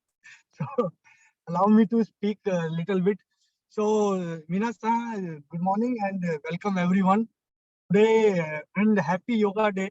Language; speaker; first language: English; non-native, local second language; Hindi